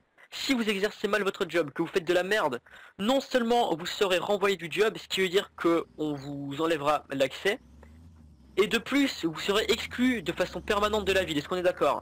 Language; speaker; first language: French; native; French